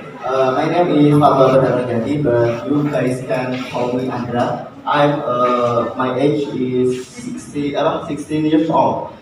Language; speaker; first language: English; non-native, learner; Indonesian